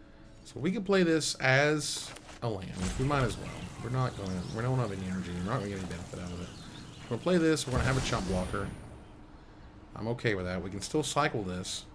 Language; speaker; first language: English; native; English